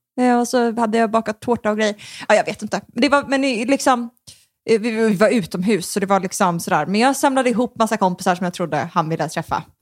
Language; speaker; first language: Swedish; native; Swedish